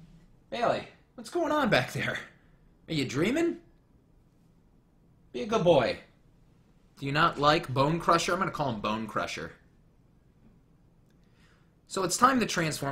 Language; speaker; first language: English; native; English